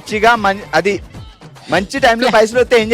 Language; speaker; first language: Telugu; native; Telugu